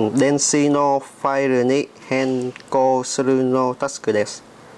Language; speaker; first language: Japanese; non-native, learner; Vietnamese